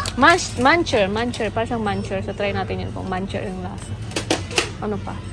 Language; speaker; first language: Filipino; native; Filipino